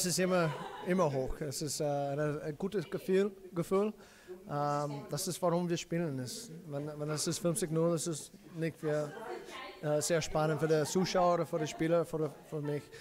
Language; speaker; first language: German; non-native, learner; English